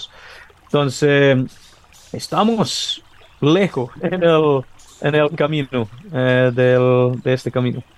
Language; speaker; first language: Spanish; non-native, fluent; English